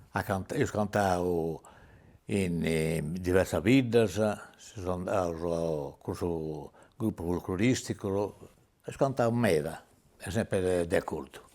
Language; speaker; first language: Italian; non-native, local second language; Sardinian